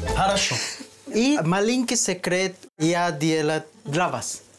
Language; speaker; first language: Ukrainian; non-native, learner; Spanish